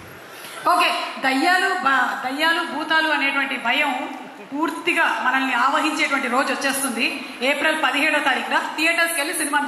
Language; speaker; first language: Telugu; native; Telugu